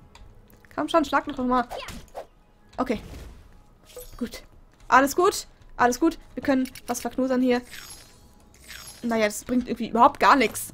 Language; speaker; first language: German; native; German